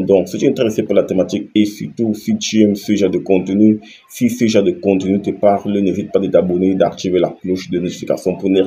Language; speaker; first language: French; native; French